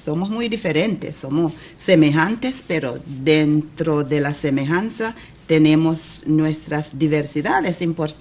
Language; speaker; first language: Spanish; non-native, fluent; English